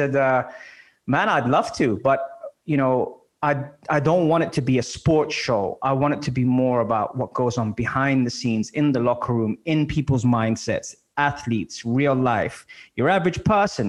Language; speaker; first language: English; native; English